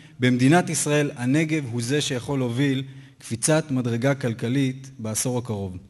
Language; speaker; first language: Hebrew; native; Hebrew